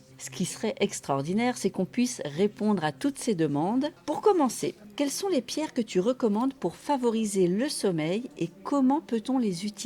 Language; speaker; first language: French; native; French